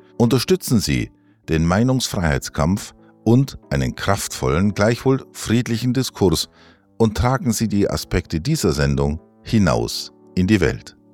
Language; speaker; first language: German; native; German